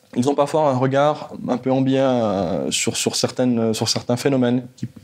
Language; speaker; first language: French; native; French